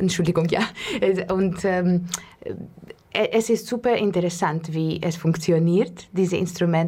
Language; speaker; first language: German; non-native, fluent; Russian